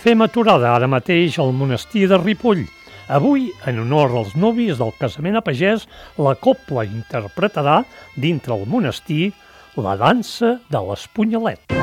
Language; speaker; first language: Catalan; native; Catalan